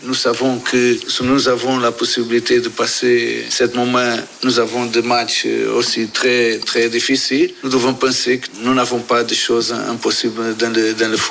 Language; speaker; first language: French; non-native, learner; Portuguese